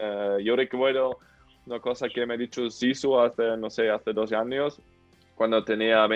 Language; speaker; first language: Spanish; non-native, fluent; German